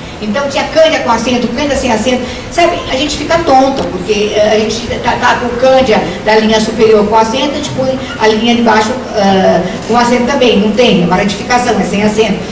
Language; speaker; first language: Portuguese; native; Portuguese